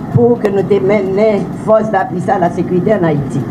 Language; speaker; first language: French; non-native, fluent; Swahili